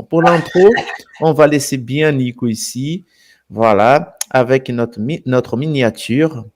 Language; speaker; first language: French; non-native, fluent; Portuguese